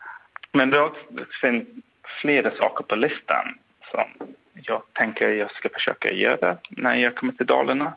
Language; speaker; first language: Swedish; non-native, fluent; English